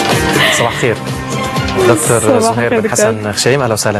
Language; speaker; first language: Arabic; native; Arabic